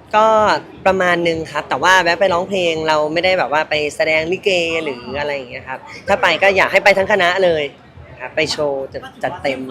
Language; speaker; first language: Thai; native; Thai